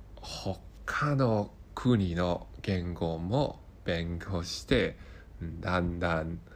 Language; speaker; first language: Japanese; non-native, learner; Cantonese